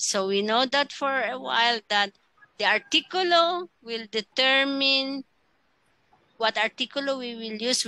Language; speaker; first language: English; non-native, local second language; Filipino